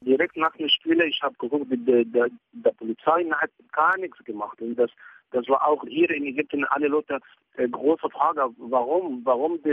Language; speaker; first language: German; non-native, fluent; Arabic